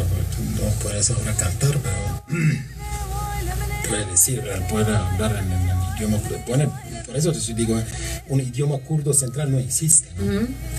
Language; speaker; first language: Spanish; non-native, learner; Kurdish